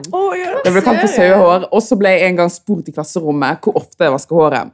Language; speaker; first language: Norwegian; early bilingual, other home language; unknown